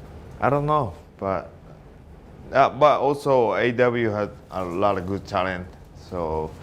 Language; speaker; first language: English; non-native, learner; Japanese